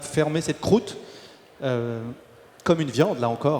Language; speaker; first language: French; native; French